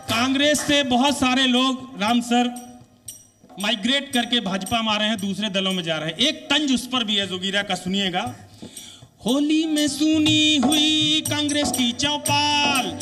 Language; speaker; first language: Hindi; native; Hindi